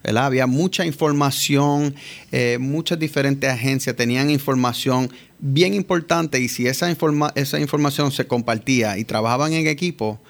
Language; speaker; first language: Spanish; early bilingual, heritage; Spanish